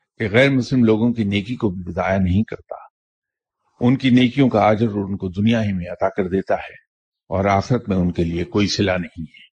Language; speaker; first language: Urdu; native; Urdu